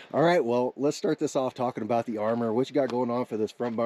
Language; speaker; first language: English; native; English